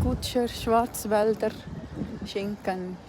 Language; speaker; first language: German; non-native, learner; Cebuano